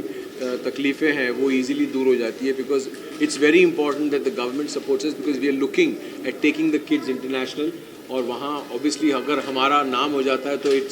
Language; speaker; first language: Hindi; native; Hindi